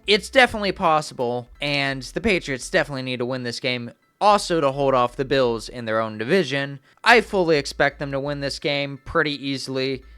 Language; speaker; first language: English; native; English